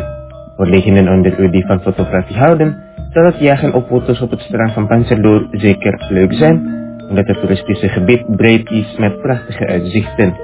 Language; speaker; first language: Dutch; non-native, fluent; Indonesian